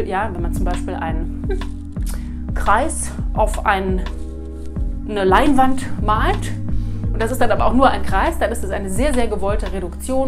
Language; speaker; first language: German; native; German